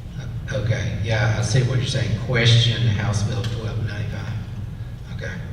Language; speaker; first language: English; native; English